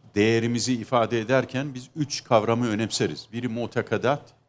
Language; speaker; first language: Turkish; native; Turkish